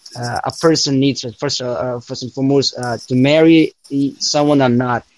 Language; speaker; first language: English; non-native, fluent; Persian